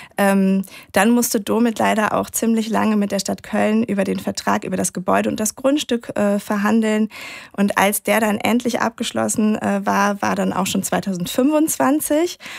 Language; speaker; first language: German; native; German